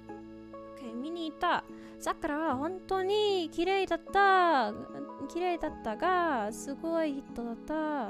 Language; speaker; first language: Japanese; non-native, learner; English